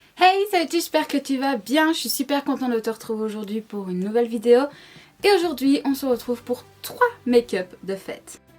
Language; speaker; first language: French; native; French